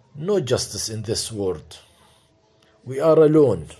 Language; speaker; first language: English; non-native, fluent; Arabic